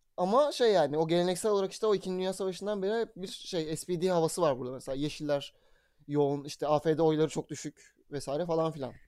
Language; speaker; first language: Turkish; native; Turkish